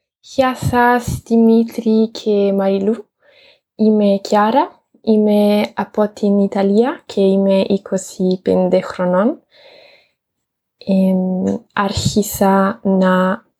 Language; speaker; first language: Greek; non-native, learner; Italian